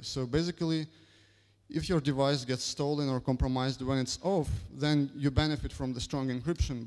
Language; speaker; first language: English; non-native, fluent; Russian